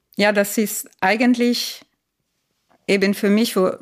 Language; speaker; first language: German; non-native, fluent; Italian